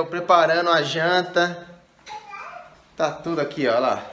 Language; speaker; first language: Portuguese; native; Portuguese